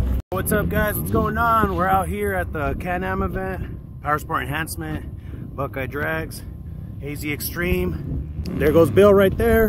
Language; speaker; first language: English; early bilingual, other home language; Spanish